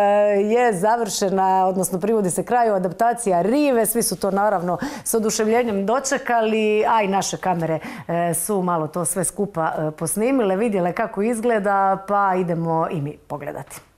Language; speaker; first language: Croatian; native; Croatian